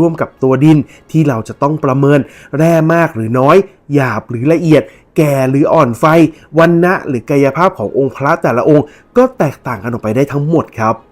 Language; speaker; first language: Thai; native; Thai